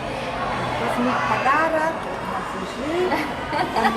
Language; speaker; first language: Russian; non-native, learner; Vietnamese